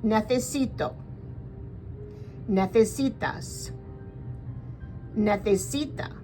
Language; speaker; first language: Spanish; non-native, fluent; English